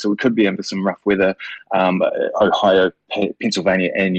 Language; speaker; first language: English; native; English